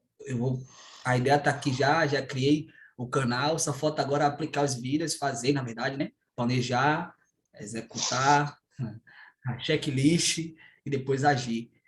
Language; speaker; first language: Portuguese; native; Portuguese